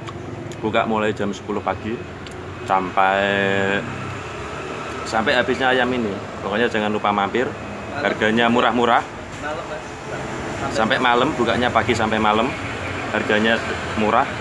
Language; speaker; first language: Indonesian; native; Indonesian